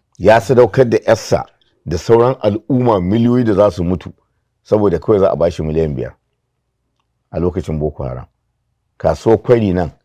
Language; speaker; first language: Hausa; native; Hausa